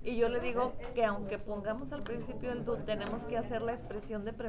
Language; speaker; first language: Spanish; native; Spanish